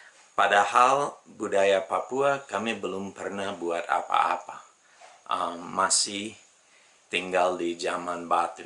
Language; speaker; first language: Indonesian; non-native, fluent; English